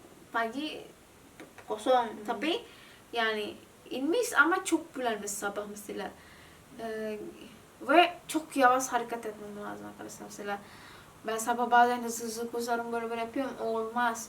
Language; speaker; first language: Turkish; non-native, learner; Indonesian